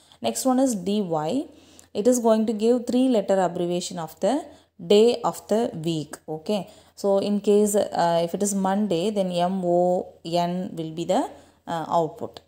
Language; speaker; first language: English; non-native, local second language; Tamil